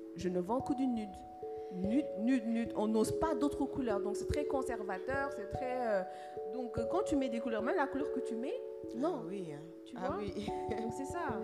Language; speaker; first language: French; early bilingual, other home language; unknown